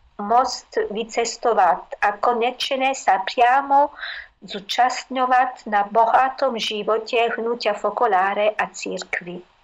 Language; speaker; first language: Slovak; non-native, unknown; Italian